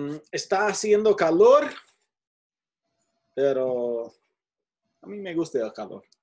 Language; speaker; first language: Spanish; non-native, fluent; English